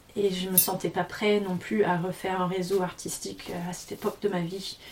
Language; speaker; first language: French; non-native, fluent; English